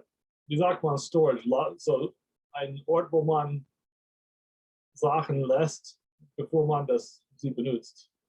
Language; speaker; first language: German; non-native, fluent; English